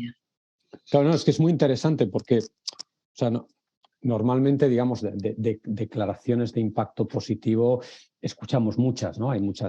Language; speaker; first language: Spanish; native; Spanish